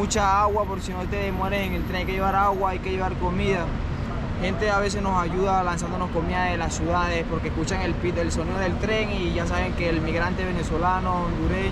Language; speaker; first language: Spanish; native; Spanish